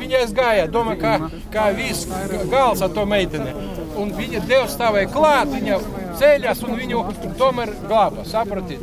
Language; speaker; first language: Latvian; non-native, local second language; Russian